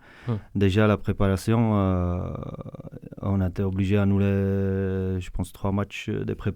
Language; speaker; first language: French; non-native, fluent; Czech